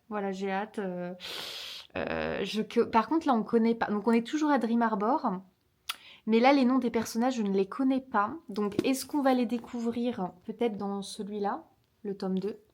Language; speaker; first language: French; native; French